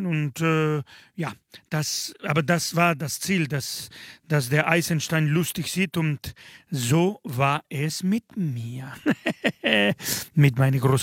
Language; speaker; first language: German; non-native, fluent; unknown